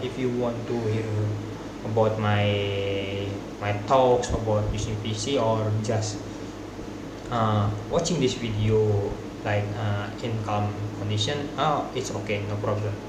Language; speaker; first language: English; non-native, learner; Indonesian